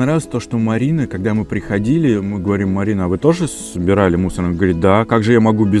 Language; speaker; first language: Russian; native; Russian